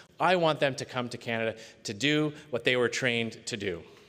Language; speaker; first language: English; native; English